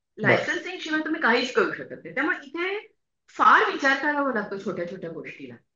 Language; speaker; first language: Marathi; native; Marathi